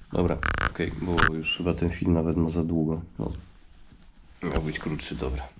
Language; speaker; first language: Polish; native; Polish